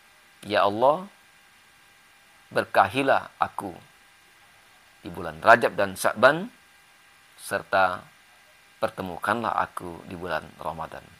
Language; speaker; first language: Indonesian; native; Indonesian